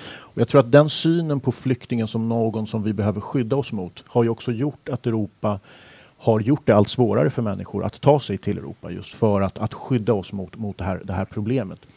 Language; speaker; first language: Swedish; native; Swedish